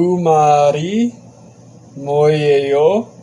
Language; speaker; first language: Korean; non-native, learner; English